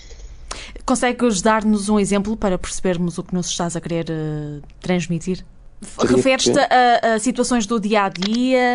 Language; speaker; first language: Portuguese; native; Portuguese